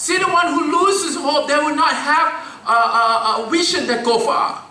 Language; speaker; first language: English; non-native, fluent; Thai